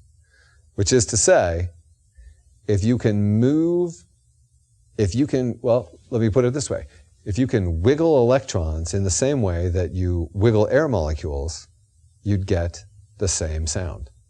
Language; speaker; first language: English; native; English